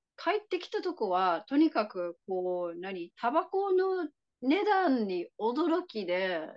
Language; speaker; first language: Japanese; non-native, fluent; English